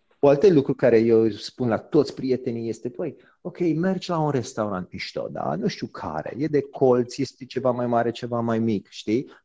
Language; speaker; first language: Romanian; early bilingual, heritage; Romanian